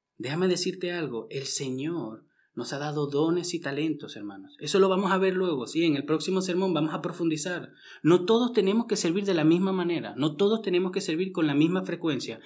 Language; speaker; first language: Spanish; native; Spanish